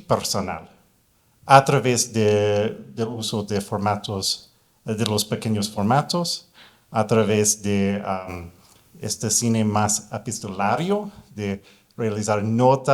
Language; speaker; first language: Spanish; non-native, fluent; English